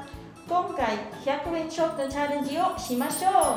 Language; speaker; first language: Japanese; non-native, learner; Vietnamese